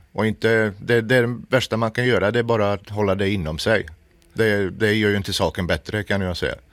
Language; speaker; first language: Swedish; native; Swedish